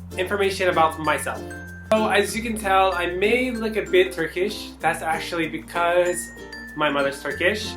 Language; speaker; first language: English; native; English